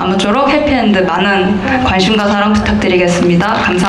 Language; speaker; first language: Korean; native; Korean